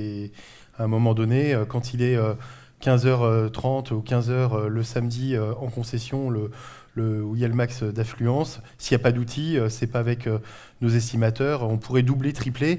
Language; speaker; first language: French; native; French